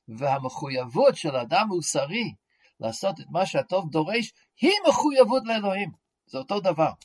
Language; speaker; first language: Hebrew; non-native, fluent; English